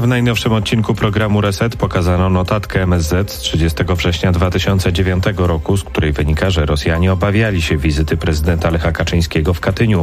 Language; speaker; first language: Polish; native; Polish